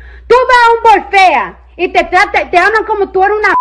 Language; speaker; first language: Spanish; early bilingual, heritage; Spanish